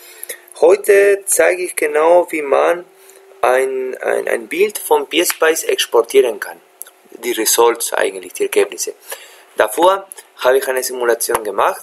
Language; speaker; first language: German; non-native, fluent; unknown